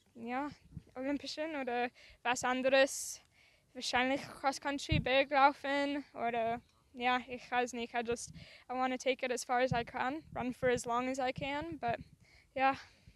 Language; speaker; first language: German; non-native, learner; English